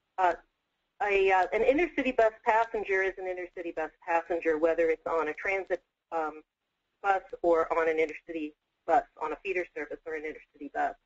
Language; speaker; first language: English; native; English